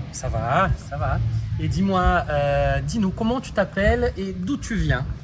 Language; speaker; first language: French; non-native, fluent; Portuguese